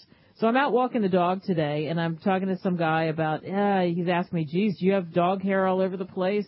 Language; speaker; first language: English; native; English